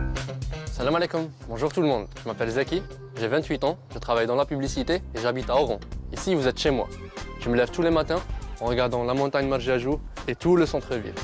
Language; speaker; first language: French; non-native, local second language; Arabic